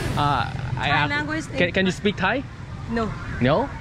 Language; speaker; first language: English; non-native, learner; Thai